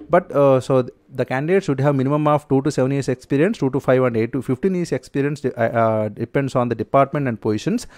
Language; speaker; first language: English; non-native, local second language; Telugu